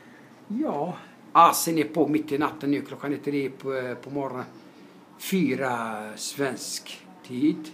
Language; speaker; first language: Swedish; non-native, fluent; Arabic